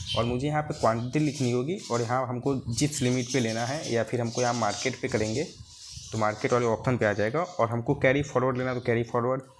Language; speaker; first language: Hindi; native; Hindi